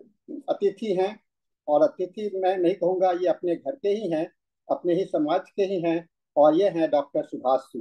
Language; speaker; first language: Hindi; native; Hindi